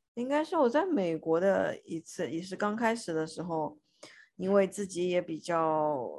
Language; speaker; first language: Chinese; native; Chinese